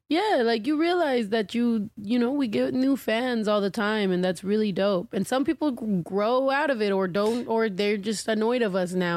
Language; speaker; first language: English; early bilingual, other home language; Spanish